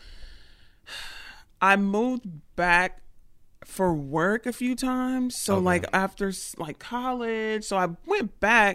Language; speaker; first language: English; native; English